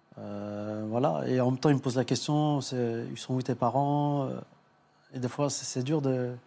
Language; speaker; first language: French; early bilingual, other home language; Arabic